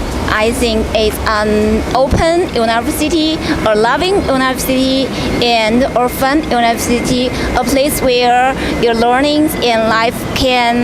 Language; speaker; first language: English; non-native, fluent; Chinese